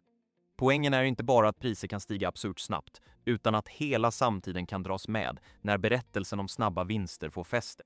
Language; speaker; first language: Swedish; native; Swedish